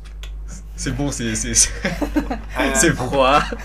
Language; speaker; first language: French; non-native, fluent; Lao